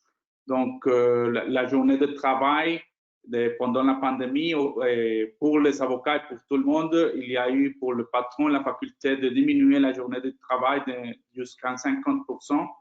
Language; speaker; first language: French; non-native, fluent; Spanish